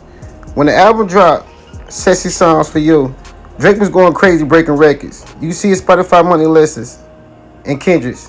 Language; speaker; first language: English; native; English